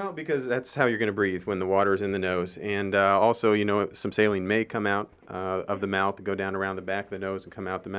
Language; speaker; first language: English; native; English